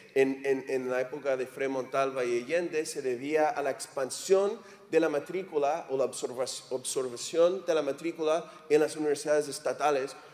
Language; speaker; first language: Spanish; non-native, fluent; English